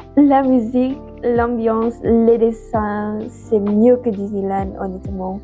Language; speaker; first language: French; non-native, learner; Indonesian